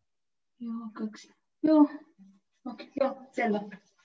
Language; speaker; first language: Finnish; non-native, learner; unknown